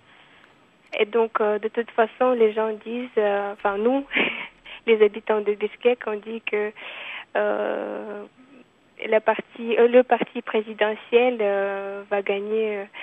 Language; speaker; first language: French; non-native, fluent; Kyrgyz